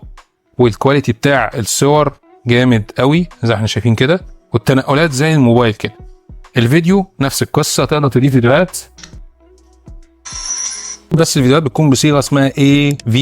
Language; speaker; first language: Arabic; native; Arabic